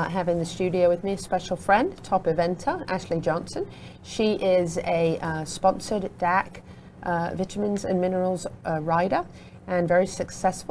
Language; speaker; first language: English; native; English